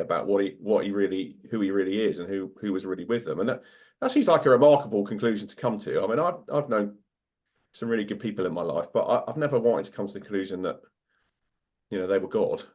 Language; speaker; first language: English; native; English